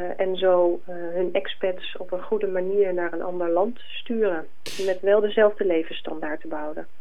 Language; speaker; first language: Dutch; native; Dutch